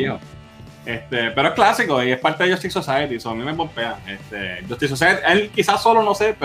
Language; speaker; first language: Spanish; native; Spanish